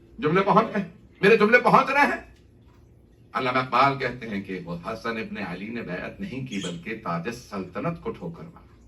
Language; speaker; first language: Urdu; native; Urdu